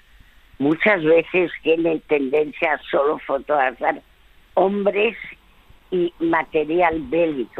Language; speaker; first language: Spanish; early bilingual, other home language; French